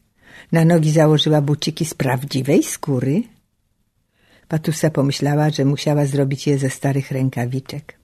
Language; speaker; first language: Polish; native; Polish